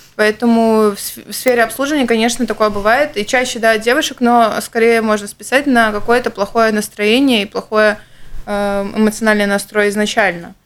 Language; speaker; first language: Russian; native; Russian